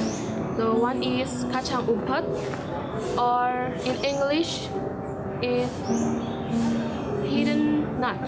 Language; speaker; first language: English; non-native, learner; Indonesian